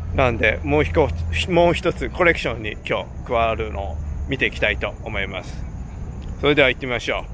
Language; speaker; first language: Japanese; native; Japanese